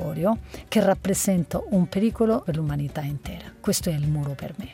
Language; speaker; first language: Italian; non-native, fluent; Arabic